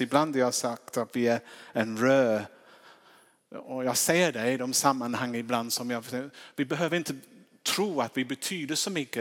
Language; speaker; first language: Swedish; non-native, fluent; English